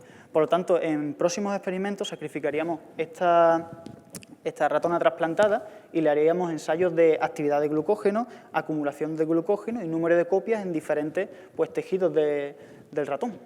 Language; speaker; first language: Spanish; native; Spanish